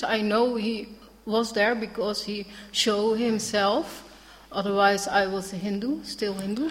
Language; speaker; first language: English; non-native, learner; Dutch